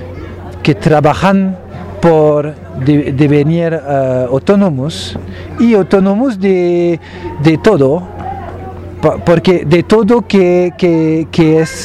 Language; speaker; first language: Spanish; non-native, learner; French